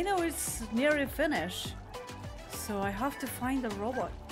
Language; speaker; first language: English; non-native, fluent; Japanese